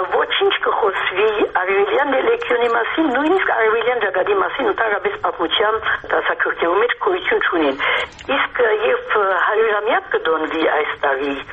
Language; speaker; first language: Armenian; early bilingual, heritage; Armenian